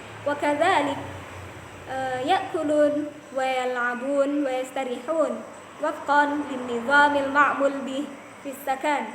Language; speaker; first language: Arabic; non-native, fluent; Indonesian